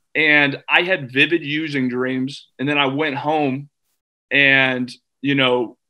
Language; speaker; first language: English; native; English